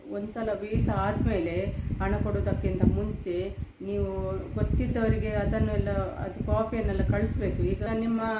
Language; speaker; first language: Kannada; non-native, local second language; Tulu